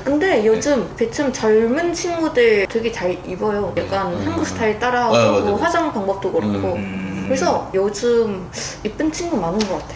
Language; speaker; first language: Korean; non-native, fluent; Vietnamese